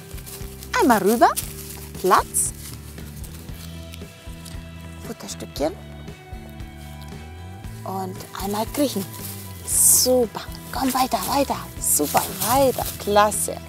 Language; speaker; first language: German; non-native, fluent; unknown